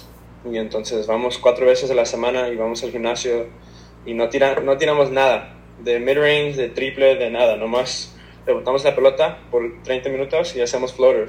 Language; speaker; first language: Spanish; early bilingual, heritage; Spanish